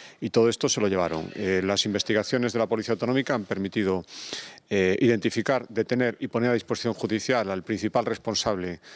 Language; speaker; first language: Spanish; native; Spanish